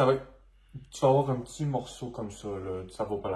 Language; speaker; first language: French; native; French